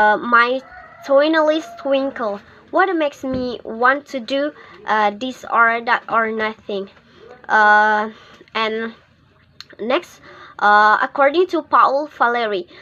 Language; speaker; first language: English; non-native, learner; Indonesian